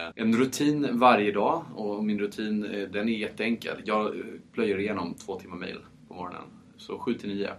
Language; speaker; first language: Swedish; early bilingual, heritage; Swedish